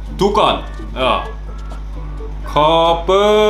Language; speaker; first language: Thai; non-native, learner; Korean